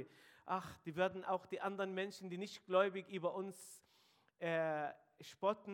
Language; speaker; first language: German; non-native, fluent; Arabic